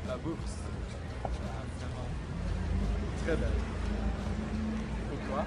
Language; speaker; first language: French; non-native, learner; Dutch